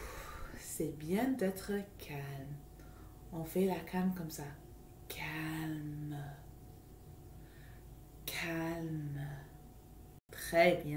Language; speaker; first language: French; non-native, fluent; English